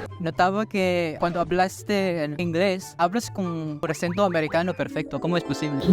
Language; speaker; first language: Spanish; non-native, fluent; Filipino